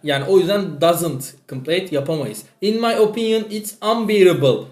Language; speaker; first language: English; non-native, fluent; Turkish